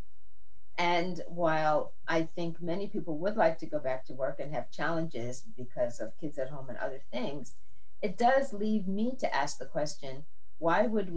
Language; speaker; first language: English; native; English